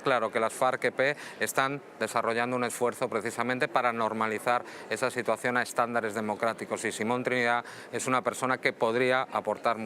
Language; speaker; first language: Spanish; native; Spanish